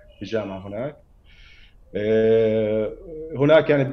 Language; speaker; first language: Arabic; native; Arabic